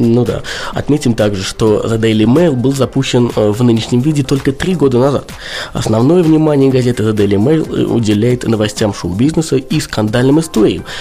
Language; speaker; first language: Russian; native; Russian